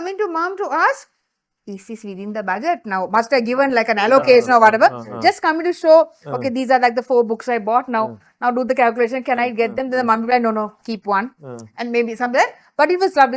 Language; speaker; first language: English; non-native, local second language; Sinhala